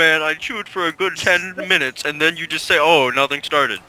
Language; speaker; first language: English; native; English